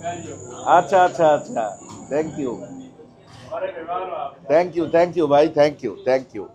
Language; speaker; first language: Hindi; non-native, learner; Bangla